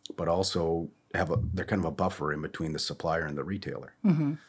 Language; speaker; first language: English; native; English